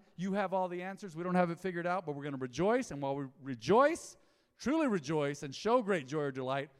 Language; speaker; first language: English; native; English